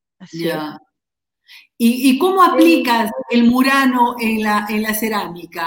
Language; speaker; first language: Spanish; native; Spanish